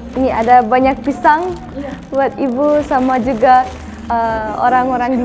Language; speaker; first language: Indonesian; non-native, fluent; German